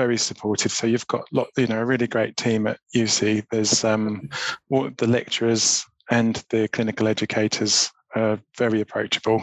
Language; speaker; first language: English; native; English